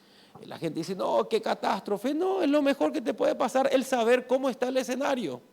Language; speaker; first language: Spanish; native; Spanish